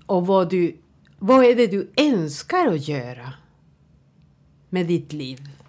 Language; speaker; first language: Swedish; non-native, fluent; Spanish